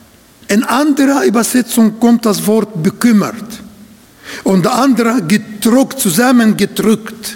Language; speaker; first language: German; non-native, fluent; Arabic